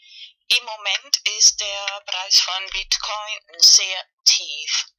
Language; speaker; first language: German; non-native, fluent; Spanish